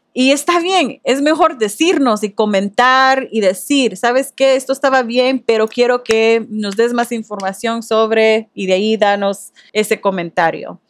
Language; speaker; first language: Spanish; early bilingual, heritage; Spanish